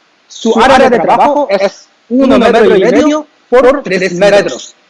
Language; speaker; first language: Spanish; non-native, learner; Chinese